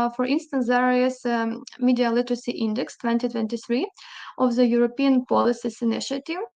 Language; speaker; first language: English; non-native, fluent; Ukrainian